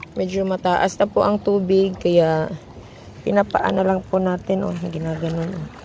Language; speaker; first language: Filipino; non-native, local second language; Cebuano